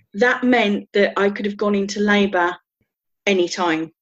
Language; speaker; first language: English; native; English